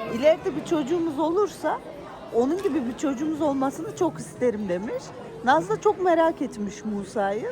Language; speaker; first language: Turkish; early bilingual, other home language; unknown